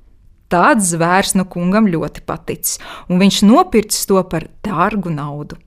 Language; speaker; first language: Latvian; native; Latvian